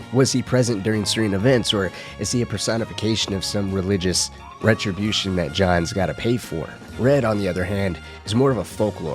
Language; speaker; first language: English; native; English